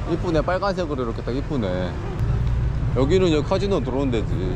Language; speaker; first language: Korean; native; Korean